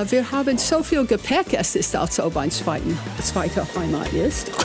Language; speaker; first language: German; non-native, learner; English